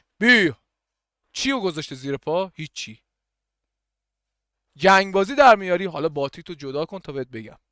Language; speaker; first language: Persian; native; Persian